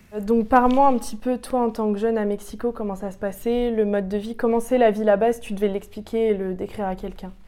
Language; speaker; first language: French; native; French